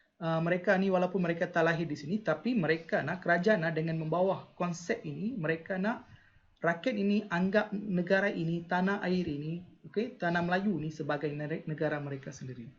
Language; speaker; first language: Malay; non-native, local second language; Tamil